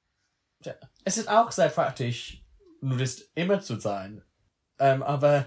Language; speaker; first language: German; non-native, learner; English